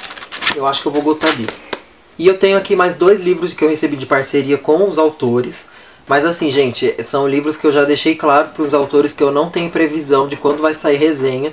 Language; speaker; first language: Portuguese; native; Portuguese